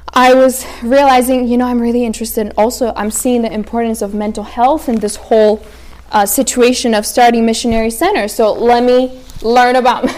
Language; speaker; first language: English; early bilingual, other home language; Spanish